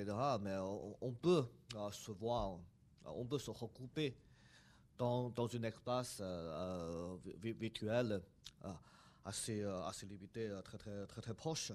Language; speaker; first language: French; non-native, fluent; Chinese